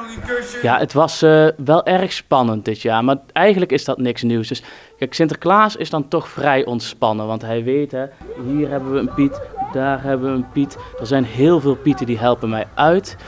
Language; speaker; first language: Dutch; native; Dutch